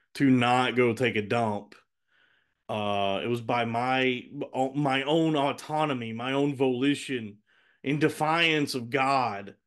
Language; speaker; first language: English; native; English